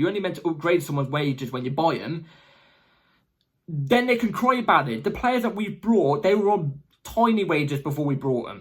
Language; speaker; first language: English; native; English